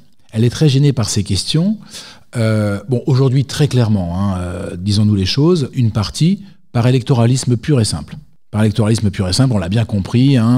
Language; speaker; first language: French; native; French